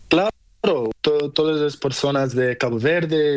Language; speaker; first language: Spanish; non-native, learner; Portuguese